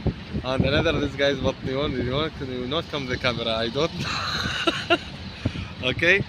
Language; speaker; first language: English; non-native, learner; Arabic